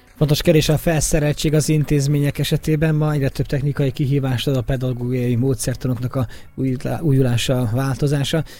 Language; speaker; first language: Hungarian; native; Hungarian